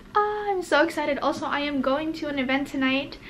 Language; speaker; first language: English; native; English